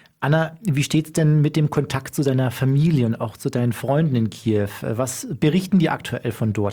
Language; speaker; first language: German; native; German